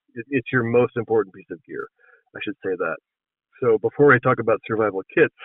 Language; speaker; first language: English; native; English